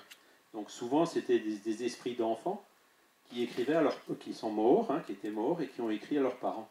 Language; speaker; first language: French; native; French